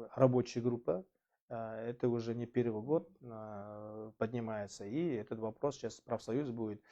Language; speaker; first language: Russian; non-native, local second language; Kazakh